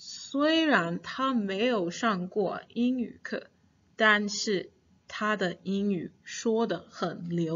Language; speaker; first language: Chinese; non-native, fluent; English